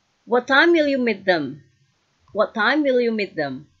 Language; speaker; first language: English; non-native, fluent; Indonesian